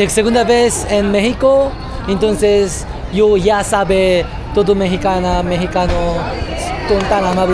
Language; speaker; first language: Spanish; non-native, learner; Korean